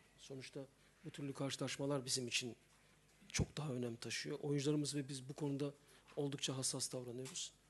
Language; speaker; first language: Turkish; native; Turkish